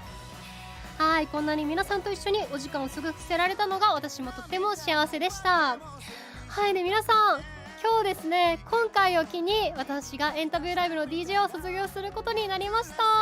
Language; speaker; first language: Japanese; native; Japanese